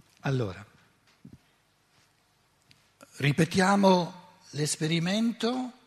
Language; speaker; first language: Italian; native; Italian